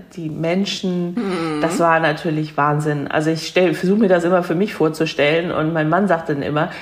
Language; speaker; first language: German; early bilingual, other home language; Korean